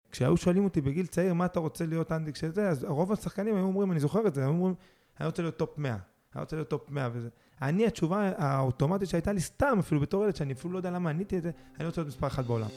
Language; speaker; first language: Hebrew; early bilingual, other home language; Spanish